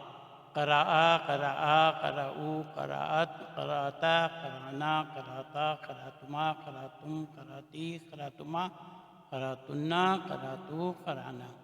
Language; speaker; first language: Arabic; non-native, fluent; Urdu